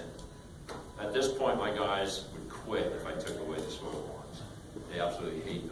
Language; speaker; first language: English; native; English